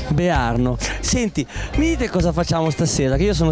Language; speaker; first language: Italian; native; Italian